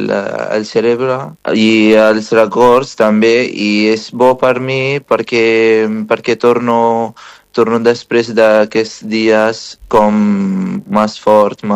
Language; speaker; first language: Catalan; non-native, fluent; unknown